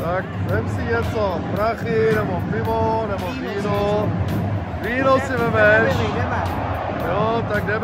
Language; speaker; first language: Czech; non-native, learner; German